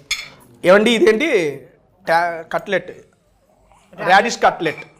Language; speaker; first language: Telugu; native; Telugu